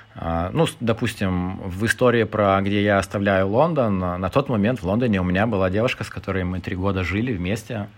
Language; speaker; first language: Russian; non-native, fluent; Lithuanian